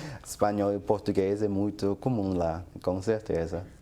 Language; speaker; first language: Portuguese; non-native, fluent; English